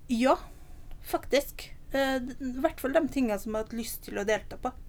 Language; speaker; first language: Norwegian; native; Norwegian